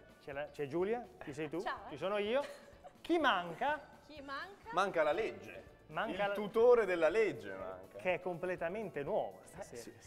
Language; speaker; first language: Italian; native; Italian